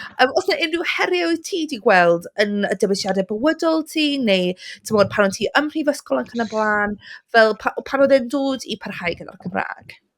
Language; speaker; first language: Welsh; non-native, local second language; English